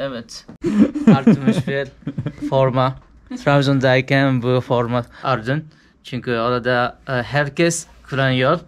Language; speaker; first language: Turkish; non-native, learner; Japanese